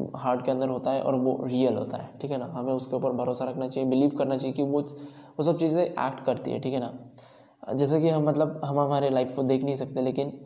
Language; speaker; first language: Hindi; non-native, local second language; Marathi